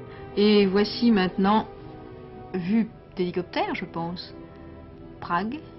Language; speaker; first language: French; native; French